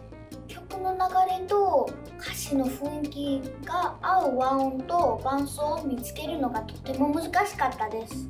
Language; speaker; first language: Japanese; early bilingual, other home language; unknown